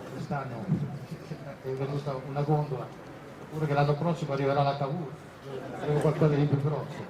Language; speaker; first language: Italian; native; Italian